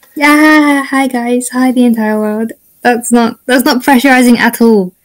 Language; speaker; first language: English; native; English